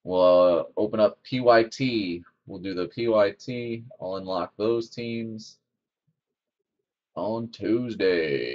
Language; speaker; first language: English; native; English